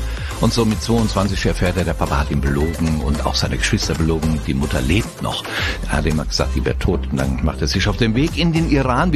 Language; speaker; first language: German; native; German